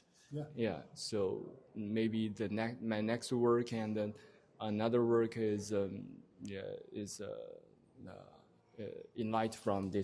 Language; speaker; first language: English; non-native, learner; Chinese